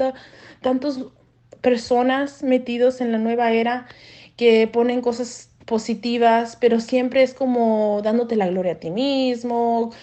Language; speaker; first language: Spanish; native; Spanish